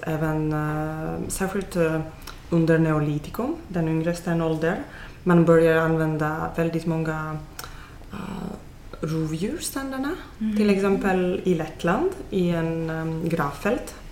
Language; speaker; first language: Swedish; non-native, fluent; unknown